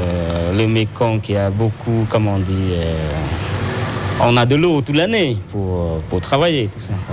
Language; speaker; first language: French; non-native, fluent; Khmer